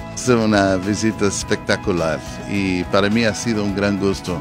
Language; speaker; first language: Spanish; non-native, fluent; English